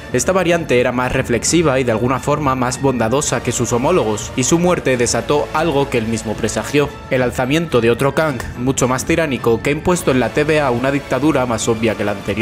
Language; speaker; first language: Spanish; native; Spanish